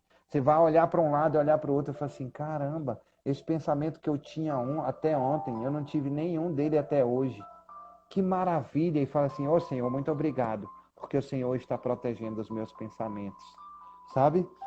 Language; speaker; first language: Portuguese; native; Portuguese